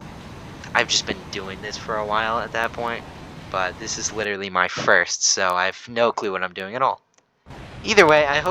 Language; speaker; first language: English; native; English